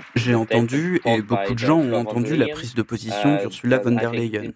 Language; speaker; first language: French; non-native, fluent; Polish